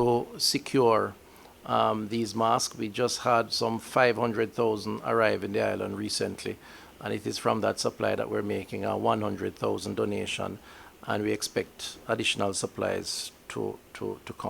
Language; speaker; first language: English; native; English